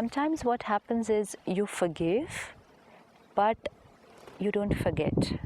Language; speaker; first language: English; non-native, local second language; Hindi